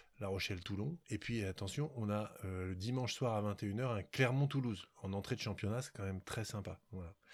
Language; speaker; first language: French; native; French